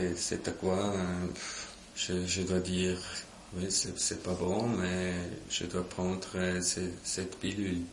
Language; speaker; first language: French; non-native, local second language; German